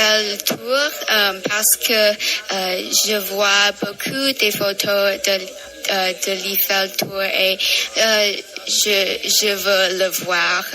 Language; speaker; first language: French; non-native, learner; English